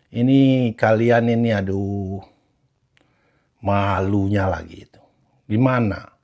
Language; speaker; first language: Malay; non-native, fluent; Japanese